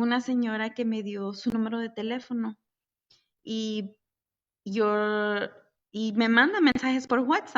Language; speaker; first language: Spanish; native; Spanish